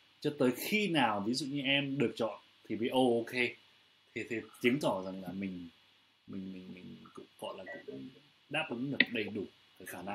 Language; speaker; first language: Vietnamese; native; Vietnamese